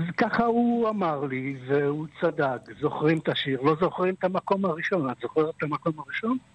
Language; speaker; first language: Hebrew; early bilingual, other home language; Polish